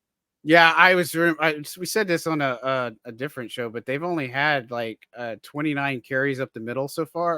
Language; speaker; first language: English; native; English